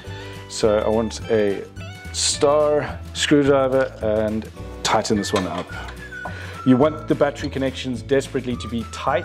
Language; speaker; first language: English; native; English